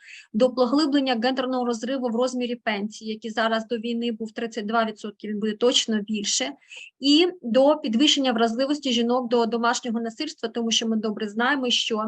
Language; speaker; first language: Ukrainian; native; Ukrainian